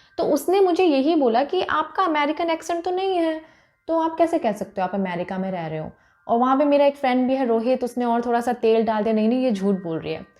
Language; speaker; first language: Hindi; native; Hindi